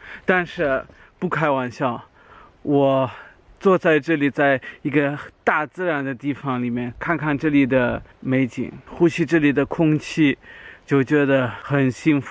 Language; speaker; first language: Chinese; non-native, fluent; German